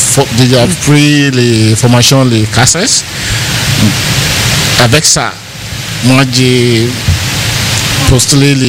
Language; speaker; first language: French; non-native, learner; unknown